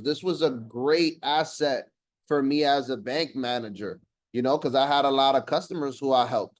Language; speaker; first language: English; native; English